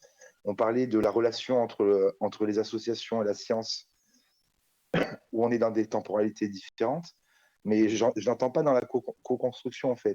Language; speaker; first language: French; native; French